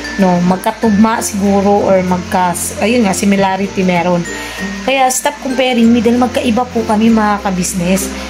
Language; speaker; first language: Filipino; non-native, local second language; Cebuano